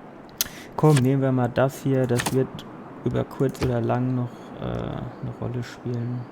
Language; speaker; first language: German; native; German